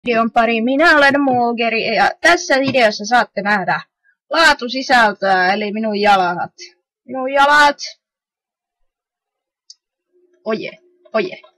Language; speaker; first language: Finnish; native; Finnish